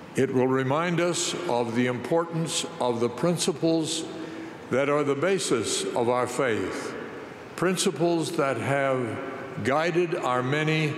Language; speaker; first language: English; native; English